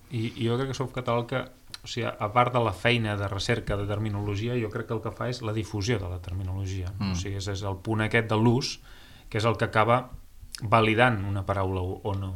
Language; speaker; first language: Catalan; native; Catalan